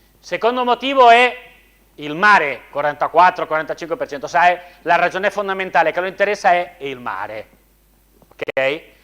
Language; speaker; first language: Italian; non-native, fluent; Spanish